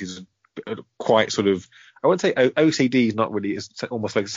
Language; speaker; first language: English; native; English